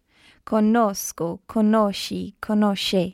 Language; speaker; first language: Italian; non-native, learner; English